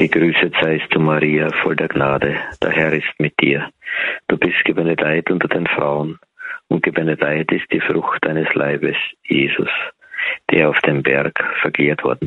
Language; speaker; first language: German; native; German